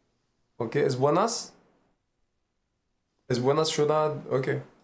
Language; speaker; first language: Spanish; non-native, learner; French